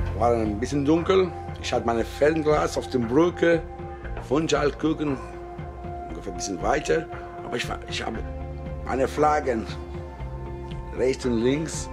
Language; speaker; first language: German; non-native, learner; Portuguese